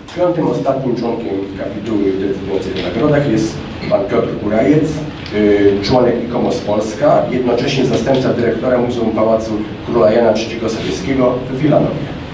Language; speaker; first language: Polish; native; Polish